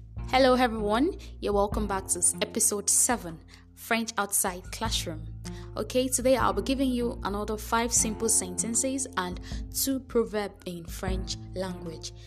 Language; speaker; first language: English; non-native, local second language; Yoruba